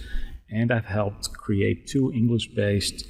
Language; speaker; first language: English; non-native, fluent; Dutch